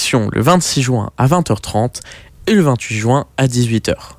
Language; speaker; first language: French; native; French